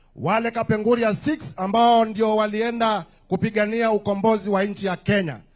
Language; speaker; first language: Swahili; non-native, local second language; Kamba